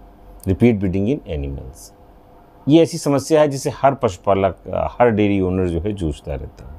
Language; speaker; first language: Hindi; native; Hindi